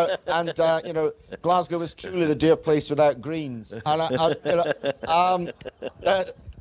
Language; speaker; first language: English; native; English